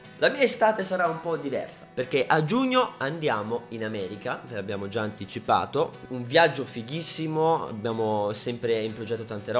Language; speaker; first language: Italian; native; Italian